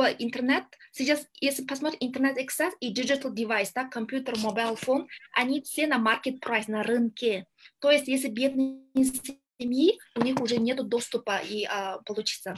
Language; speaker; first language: Russian; non-native, learner; Kyrgyz